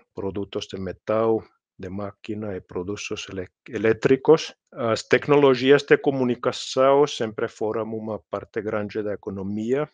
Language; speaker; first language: Portuguese; non-native, fluent; Finnish